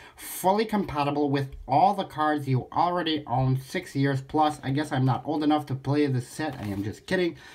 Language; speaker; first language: English; native; English